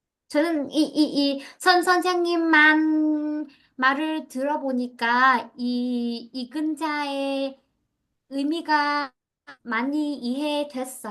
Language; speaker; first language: Korean; non-native, learner; Vietnamese